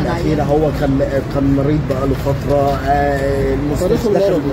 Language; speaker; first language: Arabic; native; Arabic